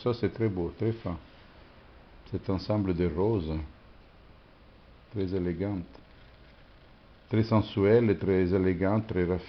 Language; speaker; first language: French; non-native, fluent; Italian